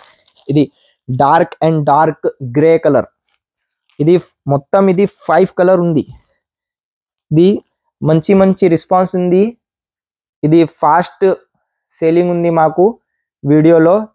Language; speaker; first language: Telugu; non-native, local second language; Urdu